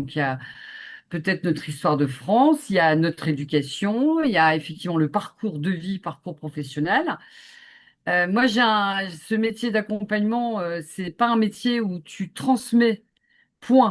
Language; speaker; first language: French; native; French